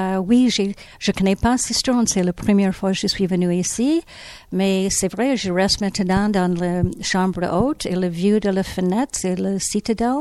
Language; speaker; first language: French; non-native, learner; English